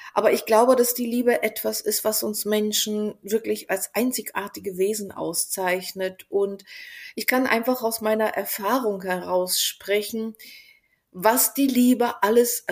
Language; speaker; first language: German; non-native, fluent; Bulgarian